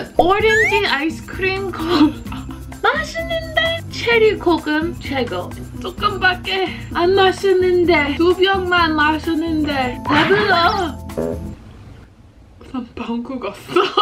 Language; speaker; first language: Korean; non-native, fluent; English